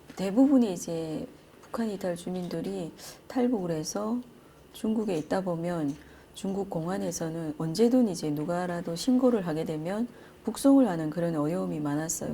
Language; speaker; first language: Korean; native; Korean